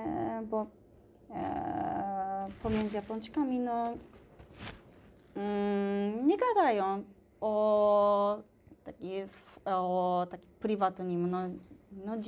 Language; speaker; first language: Polish; non-native, learner; Japanese